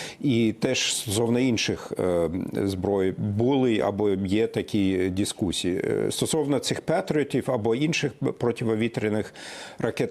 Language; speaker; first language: Ukrainian; non-native, fluent; German